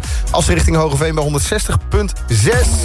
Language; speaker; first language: Dutch; native; Dutch